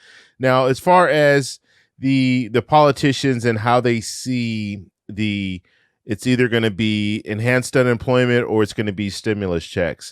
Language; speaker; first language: English; native; English